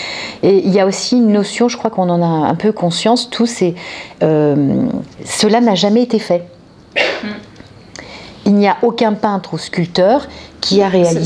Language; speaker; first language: French; native; French